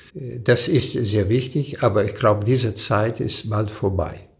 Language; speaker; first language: German; early bilingual, other home language; Portuguese